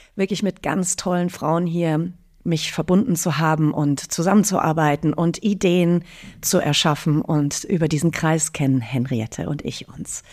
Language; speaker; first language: German; native; German